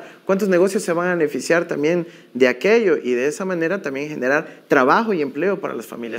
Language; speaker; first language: Spanish; native; Spanish